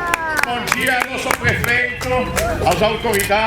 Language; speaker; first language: Portuguese; non-native, fluent; French